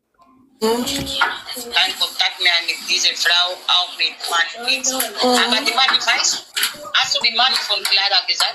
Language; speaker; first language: German; non-native, learner; Nigerian Pidgin